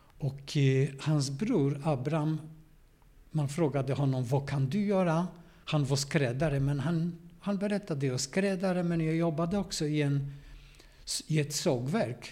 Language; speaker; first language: Swedish; non-native, fluent; Polish